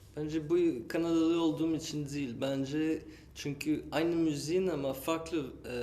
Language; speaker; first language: Turkish; non-native, fluent; French